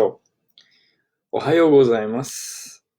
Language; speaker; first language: Japanese; non-native, fluent; English